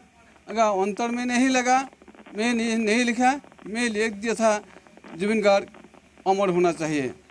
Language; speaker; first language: Hindi; non-native, local second language; Assamese